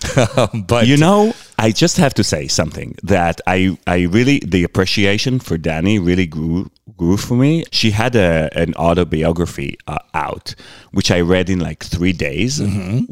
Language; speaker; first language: English; non-native, fluent; Hebrew